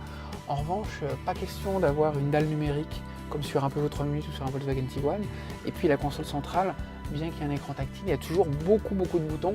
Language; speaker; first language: French; native; French